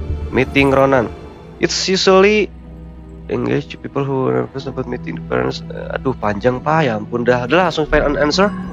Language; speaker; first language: English; non-native, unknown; Indonesian